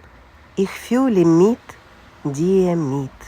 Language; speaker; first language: German; non-native, fluent; Russian